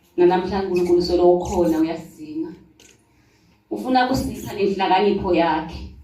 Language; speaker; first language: Zulu; non-native, local second language; Swati